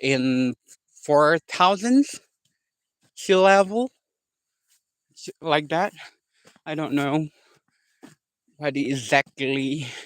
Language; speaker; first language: English; non-native, learner; Indonesian